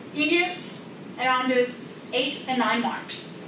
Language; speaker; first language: English; non-native, fluent; Indonesian